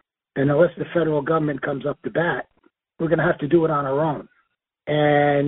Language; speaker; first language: English; native; English